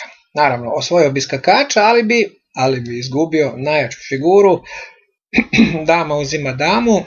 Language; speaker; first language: Serbian; native; Serbian